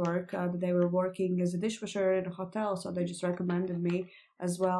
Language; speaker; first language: English; non-native, fluent; Latvian